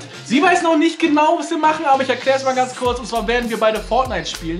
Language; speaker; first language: German; native; German